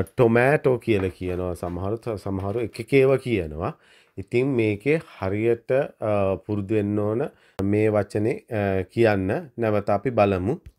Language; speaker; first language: Sinhala; native; Sinhala